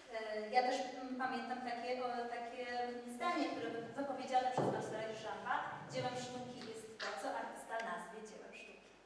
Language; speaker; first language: Polish; native; Polish